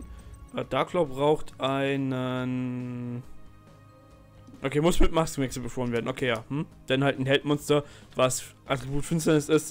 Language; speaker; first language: German; native; German